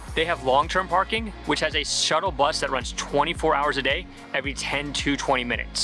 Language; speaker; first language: English; native; English